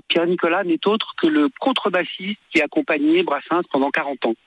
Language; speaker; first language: French; native; French